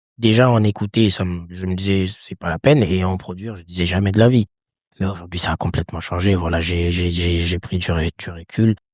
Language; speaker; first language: French; non-native, local second language; Lingala